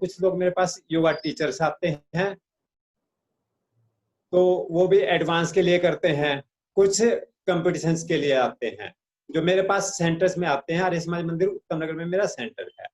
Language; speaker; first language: Hindi; native; Hindi